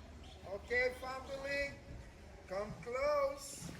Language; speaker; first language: English; non-native, local second language; Spanish